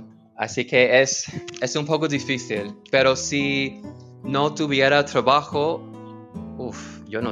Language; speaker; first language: Spanish; non-native, learner; English